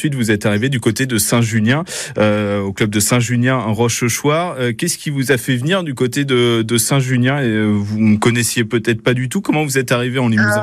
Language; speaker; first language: French; native; French